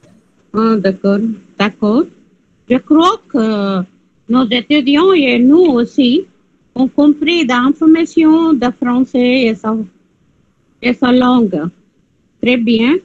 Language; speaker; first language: French; non-native, learner; Tamil